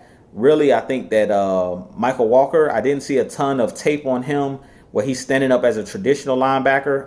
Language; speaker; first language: English; native; English